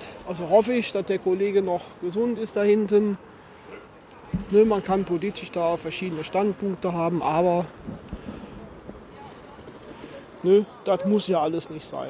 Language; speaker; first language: German; native; German